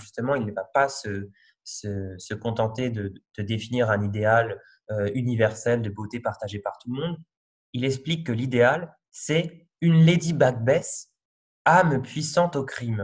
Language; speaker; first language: French; native; French